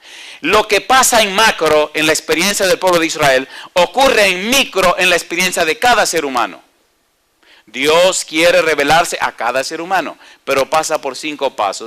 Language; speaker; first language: Spanish; native; Spanish